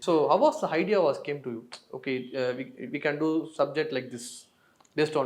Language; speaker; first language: Tamil; native; Tamil